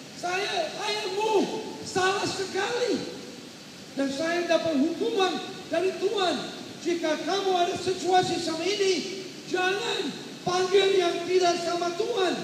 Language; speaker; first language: Indonesian; non-native, learner; English